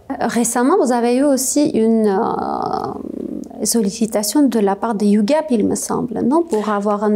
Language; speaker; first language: French; non-native, fluent; Armenian